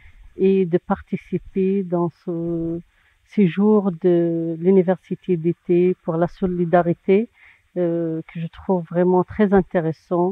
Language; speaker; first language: French; non-native, local second language; Arabic